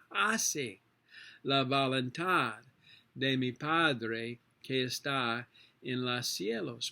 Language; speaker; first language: Spanish; non-native, learner; English